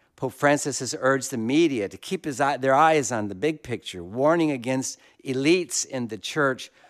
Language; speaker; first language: English; native; English